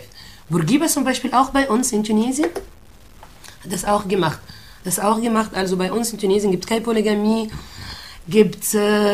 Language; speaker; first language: German; non-native, fluent; Arabic